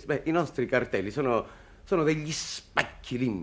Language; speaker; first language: Italian; native; Italian